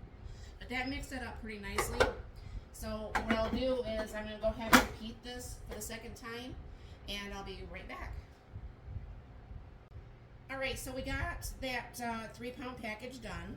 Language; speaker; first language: English; native; English